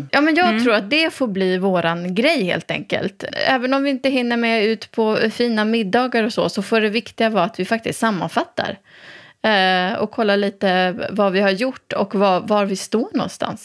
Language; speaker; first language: Swedish; native; Swedish